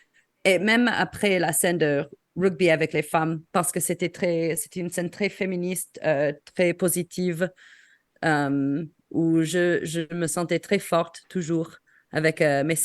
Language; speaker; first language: French; non-native, fluent; English